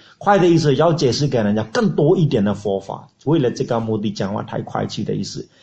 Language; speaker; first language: Chinese; non-native, learner; Burmese